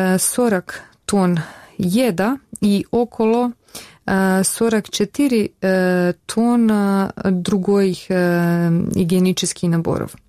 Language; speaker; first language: Russian; non-native, learner; Bosnian